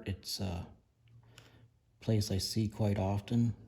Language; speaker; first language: English; native; English